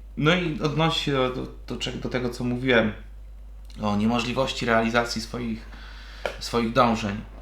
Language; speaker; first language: Polish; native; Polish